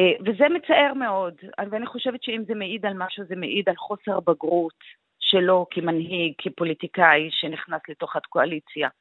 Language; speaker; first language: Hebrew; non-native, local second language; Arabic